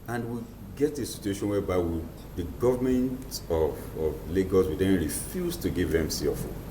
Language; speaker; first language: English; non-native, local second language; Yoruba